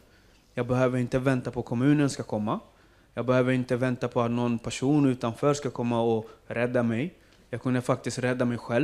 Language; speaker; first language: Swedish; non-native, fluent; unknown